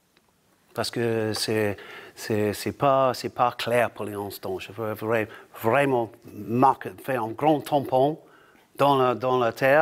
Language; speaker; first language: French; non-native, learner; English